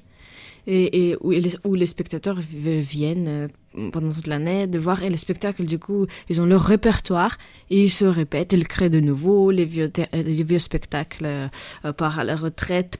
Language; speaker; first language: French; non-native, fluent; Russian